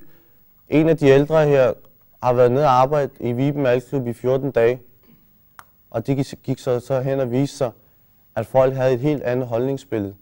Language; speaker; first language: Danish; early bilingual, other home language; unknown